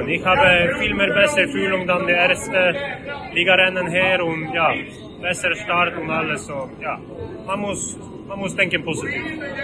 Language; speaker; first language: German; non-native, learner; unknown